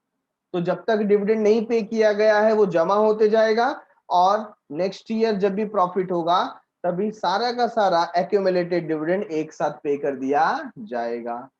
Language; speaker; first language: Hindi; native; Hindi